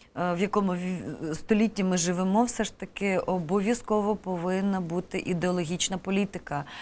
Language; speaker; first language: Ukrainian; native; Ukrainian